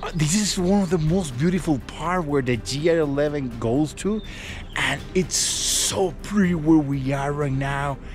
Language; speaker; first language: English; non-native, fluent; Spanish